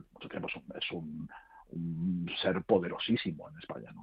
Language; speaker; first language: Spanish; native; Spanish